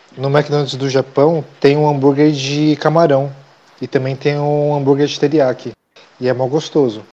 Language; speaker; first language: Portuguese; native; Portuguese